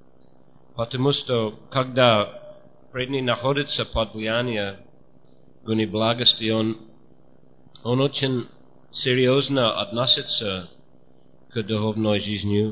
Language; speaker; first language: Russian; non-native, fluent; English